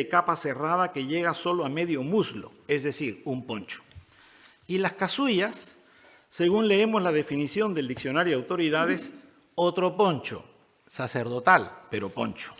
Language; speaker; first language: Spanish; native; Spanish